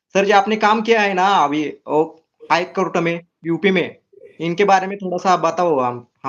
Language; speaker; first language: Hindi; non-native, local second language; Marathi